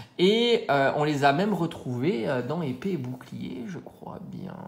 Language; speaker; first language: French; native; French